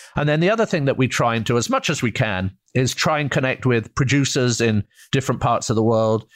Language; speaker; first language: English; native; English